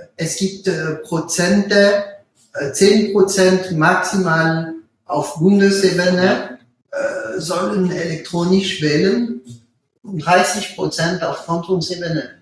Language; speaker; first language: German; non-native, local second language; French